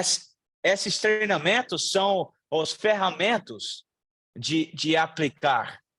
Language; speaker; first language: Portuguese; non-native, learner; English